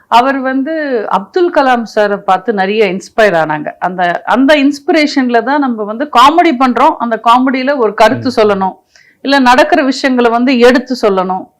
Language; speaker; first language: Tamil; non-native, local second language; Telugu